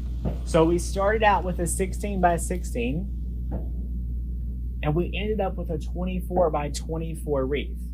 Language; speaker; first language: English; native; English